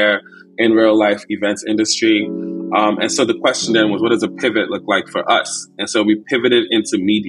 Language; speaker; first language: English; non-native, local second language; Igbo